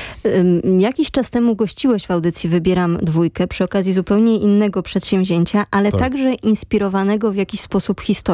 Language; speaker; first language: Polish; native; Polish